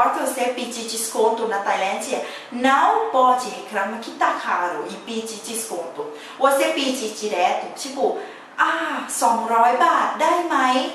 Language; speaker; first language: Portuguese; non-native, learner; Thai